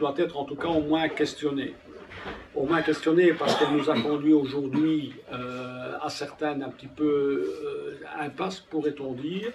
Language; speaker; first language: French; native; French